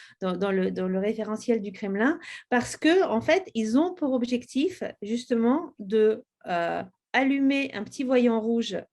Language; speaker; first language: French; native; French